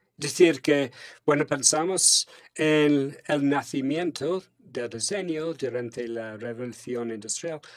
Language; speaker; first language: Spanish; non-native, fluent; English